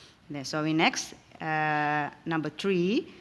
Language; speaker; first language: English; non-native, local second language; Indonesian